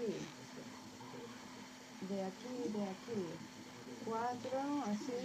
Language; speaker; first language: Spanish; non-native, learner; English